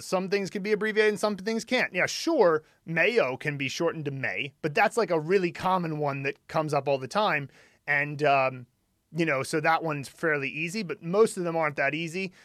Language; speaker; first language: English; native; English